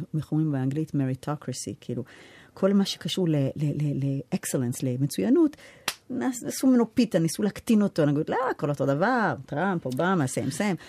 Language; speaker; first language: Hebrew; early bilingual, heritage; Hebrew